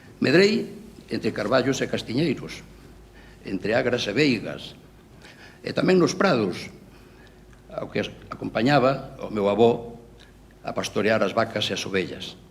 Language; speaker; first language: Galician; native; Galician